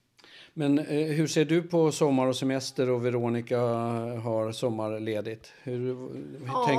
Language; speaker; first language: Swedish; native; Swedish